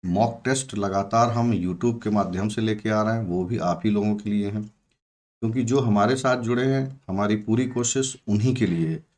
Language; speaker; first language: Hindi; native; Hindi